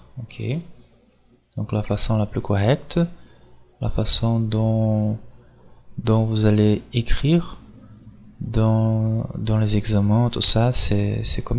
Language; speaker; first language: French; non-native, fluent; Portuguese